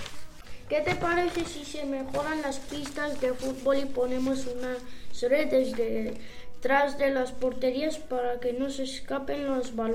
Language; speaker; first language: Spanish; early bilingual, other home language; Arabic